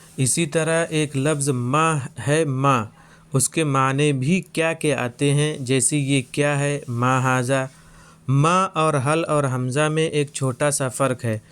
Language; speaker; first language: Urdu; native; Urdu